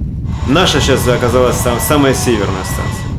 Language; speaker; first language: Russian; native; Russian